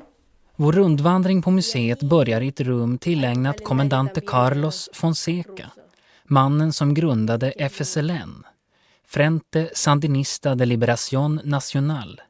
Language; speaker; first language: Swedish; native; Swedish